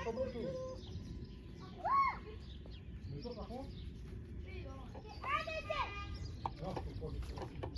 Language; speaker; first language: French; native; French